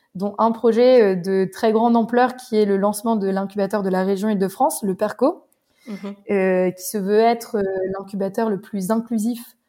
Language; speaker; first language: French; native; French